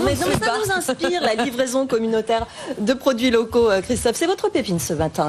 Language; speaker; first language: French; native; French